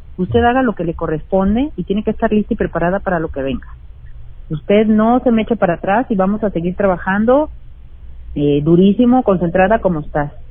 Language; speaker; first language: Spanish; native; Spanish